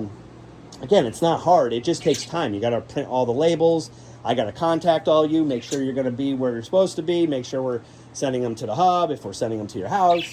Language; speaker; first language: English; native; English